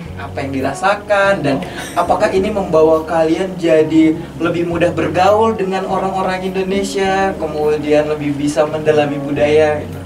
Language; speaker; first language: Indonesian; native; Indonesian